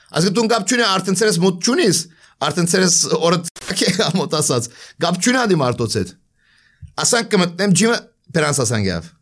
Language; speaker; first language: Armenian; early bilingual, heritage; Armenian